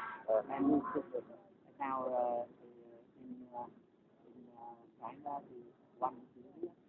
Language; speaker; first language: English; non-native, learner; Vietnamese